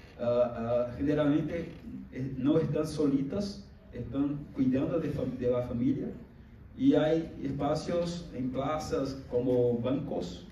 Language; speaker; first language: Spanish; non-native, fluent; Portuguese